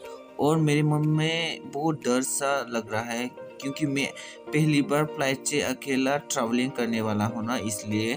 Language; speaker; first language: Hindi; non-native, local second language; Bodo